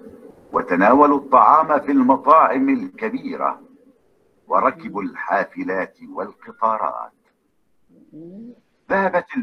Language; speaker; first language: Arabic; non-native, learner; Indonesian